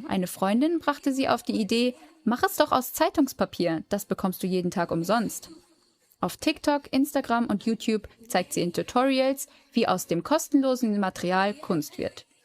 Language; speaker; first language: German; native; German